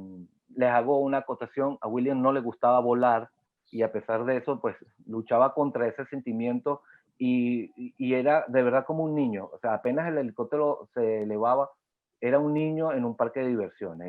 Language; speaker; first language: Spanish; native; Spanish